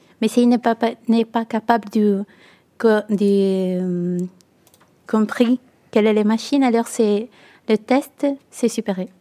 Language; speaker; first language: French; non-native, learner; Italian